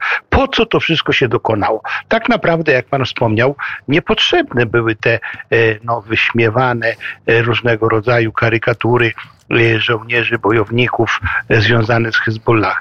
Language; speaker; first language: Polish; native; Polish